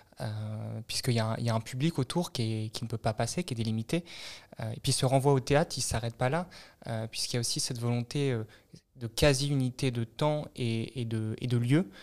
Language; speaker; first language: French; native; French